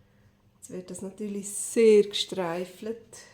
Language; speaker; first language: German; native; German